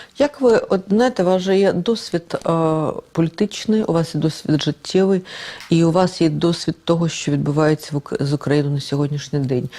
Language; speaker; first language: Ukrainian; non-native, local second language; Russian